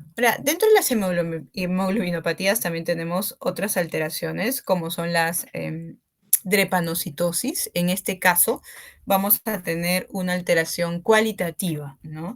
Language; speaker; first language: Spanish; native; Spanish